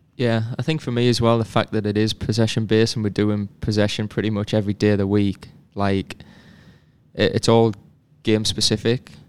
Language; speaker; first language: English; native; English